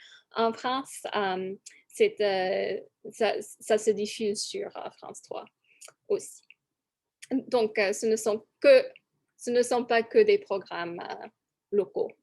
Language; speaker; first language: French; non-native, fluent; English